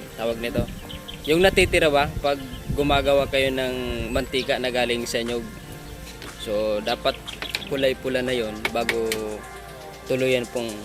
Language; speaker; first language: Filipino; non-native, local second language; Bikol